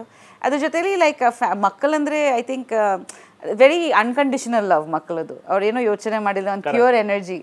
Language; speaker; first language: Kannada; non-native, local second language; Bangla